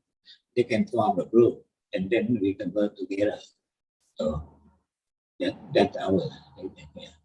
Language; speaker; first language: English; non-native, learner; Thai